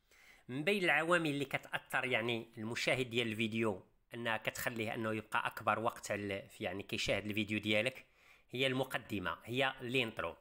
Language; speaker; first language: Arabic; native; Arabic